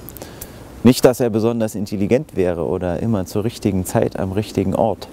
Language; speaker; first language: German; native; German